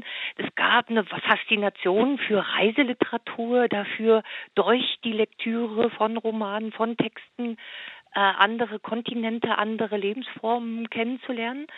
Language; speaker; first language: German; native; German